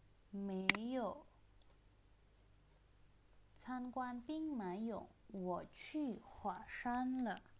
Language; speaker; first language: Chinese; non-native, fluent; Indonesian